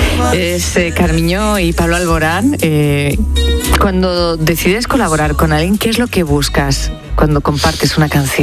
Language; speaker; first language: Spanish; native; Spanish